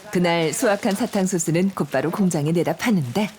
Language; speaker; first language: Korean; native; Korean